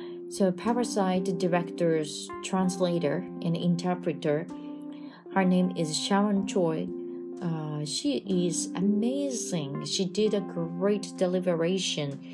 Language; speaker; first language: English; non-native, fluent; Japanese